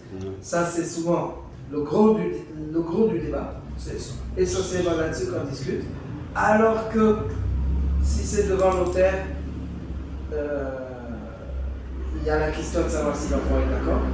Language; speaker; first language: French; native; French